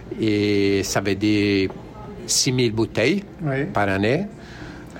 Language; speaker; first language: French; non-native, learner; Italian